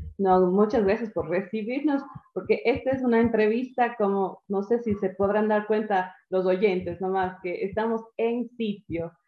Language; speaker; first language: Spanish; native; Spanish